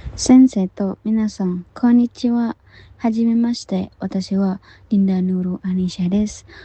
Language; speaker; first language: Japanese; non-native, learner; Indonesian